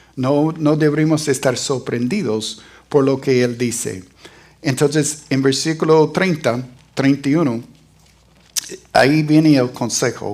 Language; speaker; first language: Spanish; non-native, fluent; English